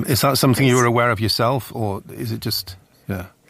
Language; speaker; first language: English; native; English